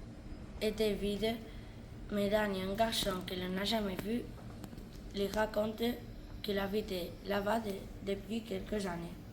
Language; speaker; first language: French; non-native, learner; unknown